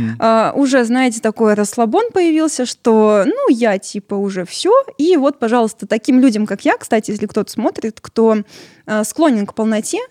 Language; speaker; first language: Russian; early bilingual, other home language; Georgian